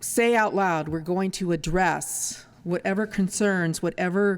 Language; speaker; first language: English; early bilingual, other home language; Spanish